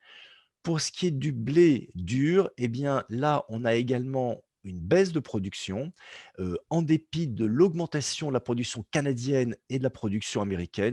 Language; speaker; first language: French; native; French